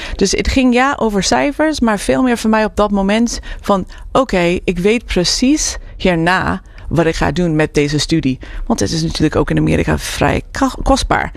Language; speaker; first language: Dutch; non-native, fluent; English